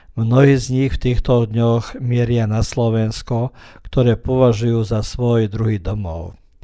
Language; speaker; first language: Slovak; early bilingual, heritage; Slovak